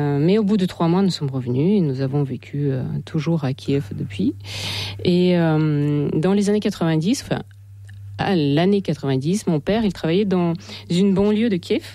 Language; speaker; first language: French; non-native, fluent; Russian